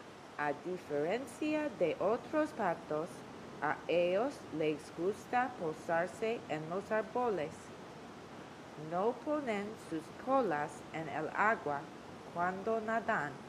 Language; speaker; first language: Spanish; non-native, learner; English